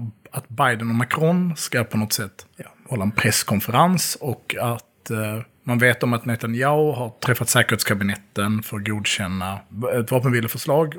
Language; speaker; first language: Swedish; native; Swedish